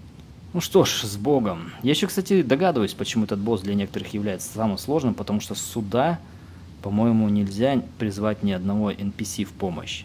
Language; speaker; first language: Russian; native; Russian